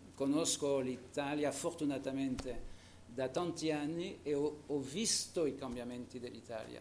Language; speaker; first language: Italian; non-native, fluent; French